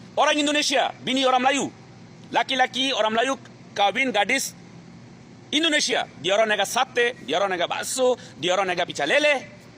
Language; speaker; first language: Malay; non-native, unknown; Bangla